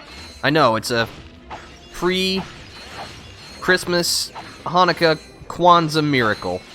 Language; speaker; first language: English; native; English